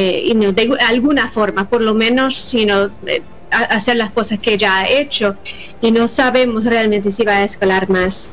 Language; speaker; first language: Spanish; non-native, fluent; English